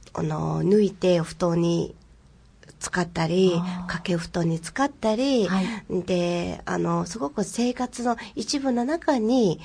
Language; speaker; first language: Japanese; non-native, fluent; Mongolian